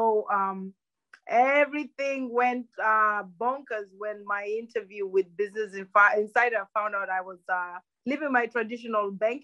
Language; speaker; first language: English; non-native, local second language; Luyia